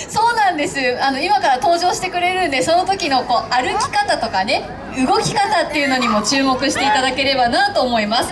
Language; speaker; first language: Japanese; native; Japanese